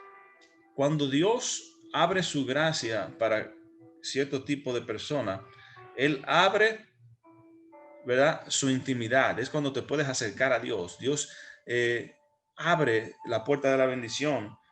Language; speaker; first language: Spanish; native; Spanish